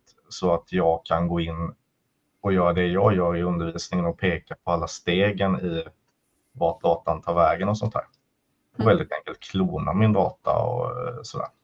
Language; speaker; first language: Swedish; native; Swedish